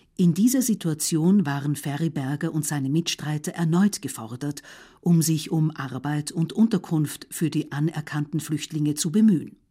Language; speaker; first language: German; native; German